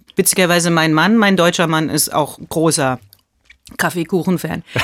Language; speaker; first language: German; early bilingual, heritage; German